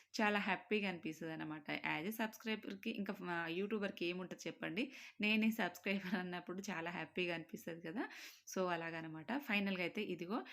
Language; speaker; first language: Telugu; non-native, local second language; Marwari